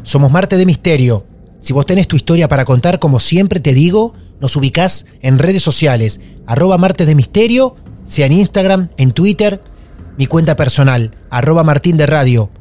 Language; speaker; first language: Spanish; native; Spanish